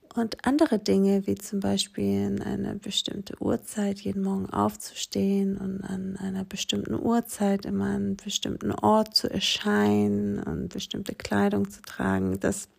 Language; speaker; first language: German; non-native, fluent; Greek